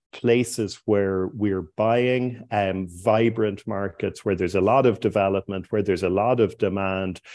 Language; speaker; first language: English; native; English